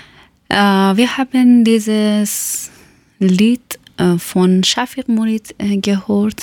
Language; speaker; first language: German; non-native, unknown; Persian